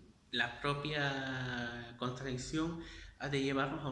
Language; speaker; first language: Spanish; native; Spanish